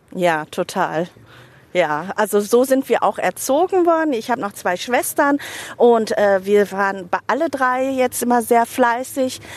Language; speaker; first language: German; native; German